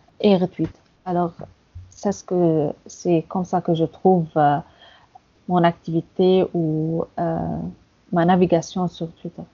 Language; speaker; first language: French; non-native, fluent; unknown